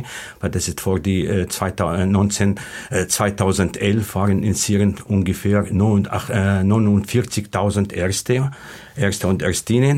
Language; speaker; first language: German; non-native, learner; Arabic